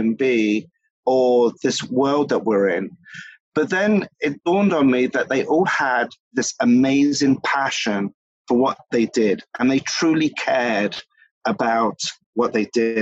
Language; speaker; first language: English; native; English